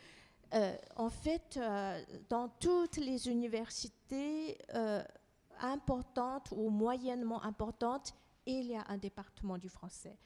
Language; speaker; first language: French; non-native, fluent; Chinese